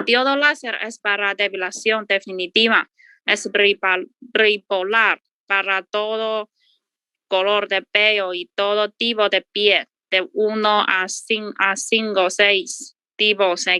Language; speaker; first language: Spanish; non-native, learner; Chinese